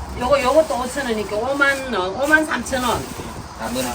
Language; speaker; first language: Korean; non-native, learner; Thai